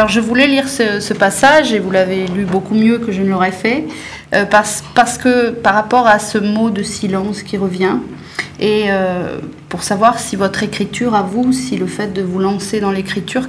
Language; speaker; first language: French; native; French